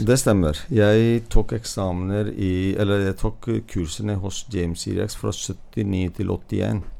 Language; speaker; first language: Norwegian; non-native, fluent; Hindi